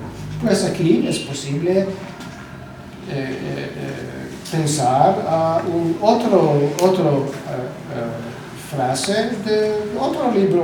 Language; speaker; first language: Spanish; non-native, learner; Hebrew